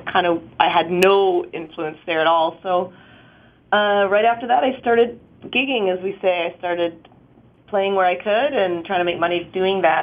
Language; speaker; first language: English; native; English